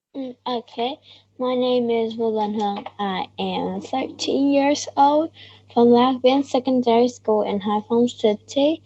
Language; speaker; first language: English; non-native, learner; Vietnamese